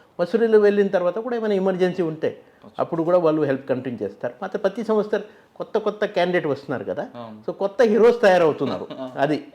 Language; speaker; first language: Telugu; non-native, fluent; Marathi